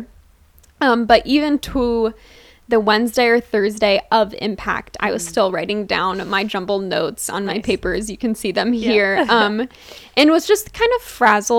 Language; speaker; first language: English; native; English